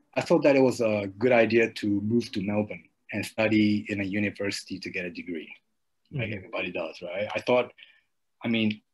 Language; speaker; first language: English; early bilingual, other home language; Japanese